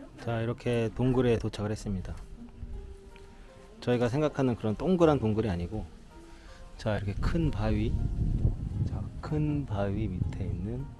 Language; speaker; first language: Korean; native; Korean